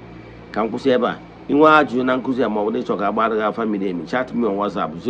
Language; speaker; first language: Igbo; native; Igbo